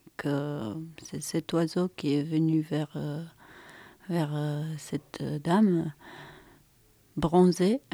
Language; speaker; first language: French; non-native, fluent; Romanian